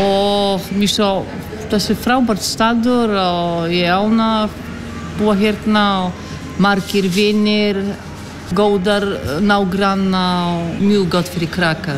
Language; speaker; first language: Icelandic; non-native, learner; Polish